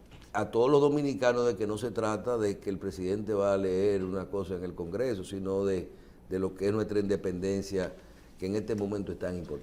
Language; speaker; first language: Spanish; native; Spanish